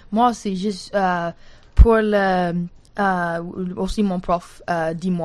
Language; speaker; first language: French; non-native, learner; English